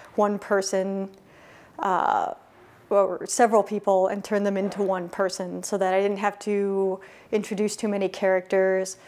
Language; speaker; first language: English; native; English